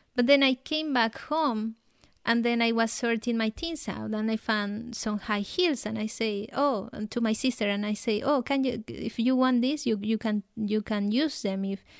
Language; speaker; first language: English; non-native, fluent; Spanish